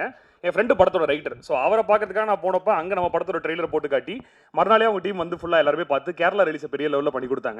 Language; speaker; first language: Tamil; native; Tamil